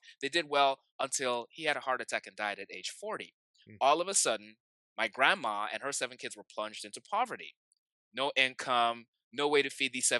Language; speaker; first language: English; non-native, local second language; Yoruba